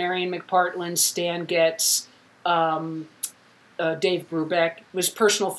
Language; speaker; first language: English; native; English